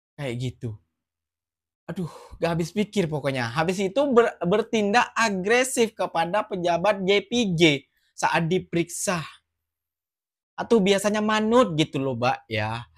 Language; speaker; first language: Malay; non-native, fluent; Indonesian